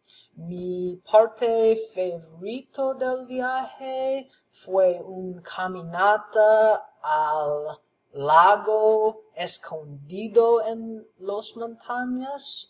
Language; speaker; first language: Spanish; non-native, learner; English